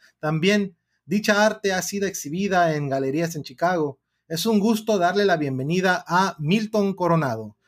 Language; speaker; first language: Spanish; early bilingual, heritage; Spanish